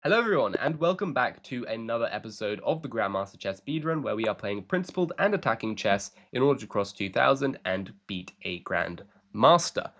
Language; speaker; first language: English; native; English